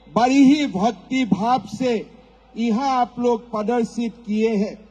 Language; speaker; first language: Hindi; non-native, local second language; Assamese